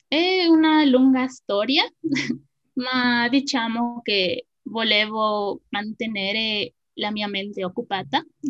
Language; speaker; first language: Italian; non-native, fluent; Spanish